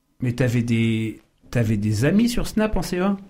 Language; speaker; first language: French; native; French